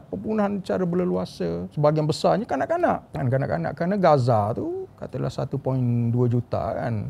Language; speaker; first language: Malay; native; Malay